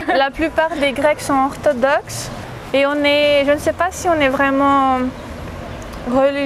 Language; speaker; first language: French; early bilingual, heritage; French